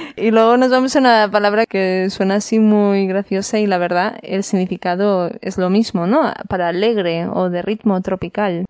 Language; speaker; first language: Spanish; native; Spanish